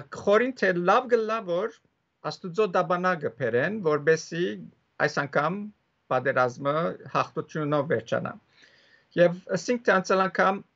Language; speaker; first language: Armenian; early bilingual, heritage; Armenian